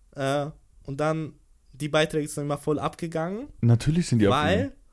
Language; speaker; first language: German; early bilingual, other home language; Polish